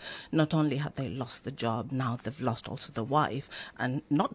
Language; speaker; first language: English; non-native, local second language; Swahili